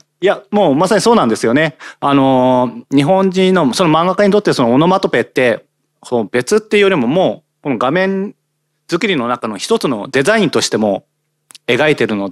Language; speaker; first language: Japanese; native; Japanese